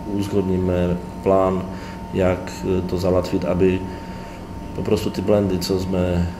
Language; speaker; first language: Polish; non-native, learner; Slovak